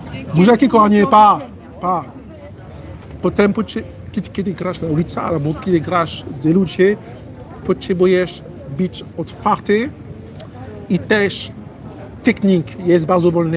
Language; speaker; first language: Polish; non-native, learner; French